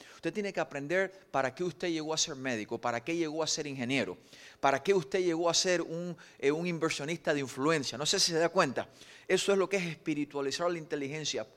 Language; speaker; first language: Spanish; native; Spanish